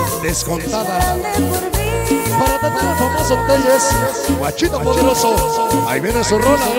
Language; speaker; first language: Spanish; native; Spanish